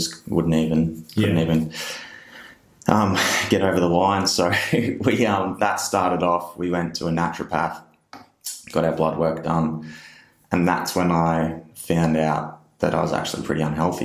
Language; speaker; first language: English; native; English